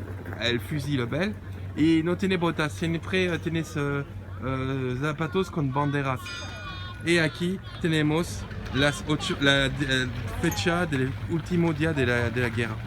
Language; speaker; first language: Spanish; non-native, learner; French